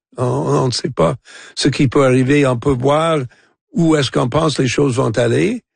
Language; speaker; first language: French; non-native, local second language; English